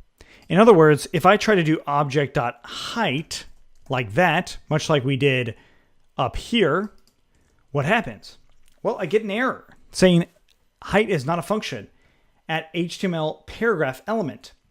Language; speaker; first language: English; native; English